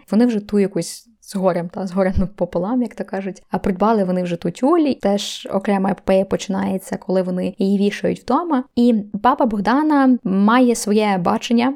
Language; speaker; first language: Ukrainian; native; Ukrainian